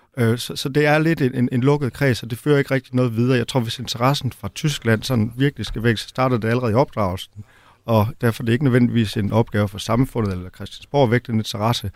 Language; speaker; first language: Danish; native; Danish